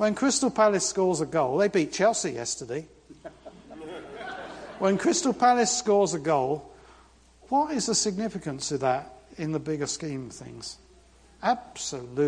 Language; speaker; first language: English; native; English